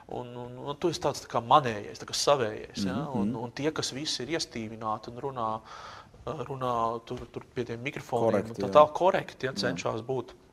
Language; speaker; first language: Latvian; native; Latvian